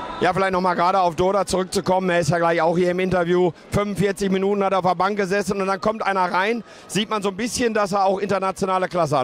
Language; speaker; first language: German; native; German